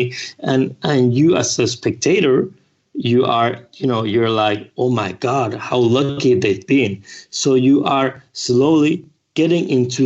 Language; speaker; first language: English; non-native, fluent; Spanish